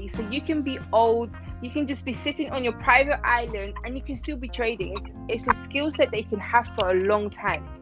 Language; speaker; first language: English; non-native, fluent; Persian